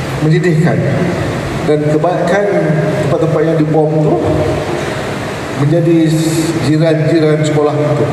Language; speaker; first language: Malay; native; Malay